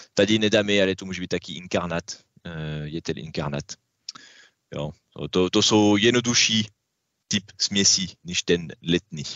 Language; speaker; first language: Czech; non-native, learner; French